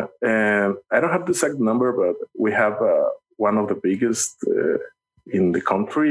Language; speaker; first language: English; non-native, learner; Spanish